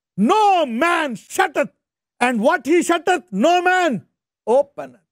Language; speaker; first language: English; non-native, local second language; Telugu